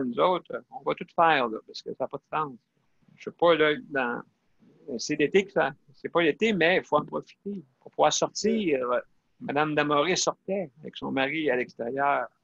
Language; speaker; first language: French; native; French